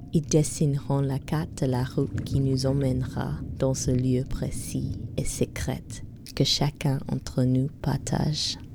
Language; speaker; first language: French; non-native, fluent; English